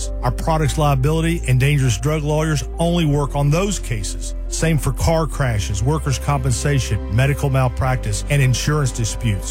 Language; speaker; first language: English; native; English